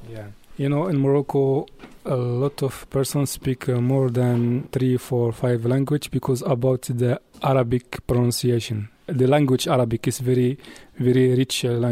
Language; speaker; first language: English; non-native, learner; Arabic